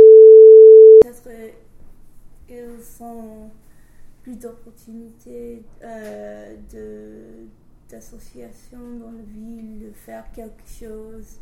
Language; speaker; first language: French; non-native, learner; English